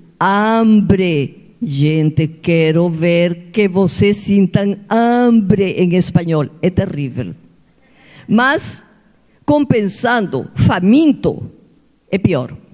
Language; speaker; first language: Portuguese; non-native, fluent; Spanish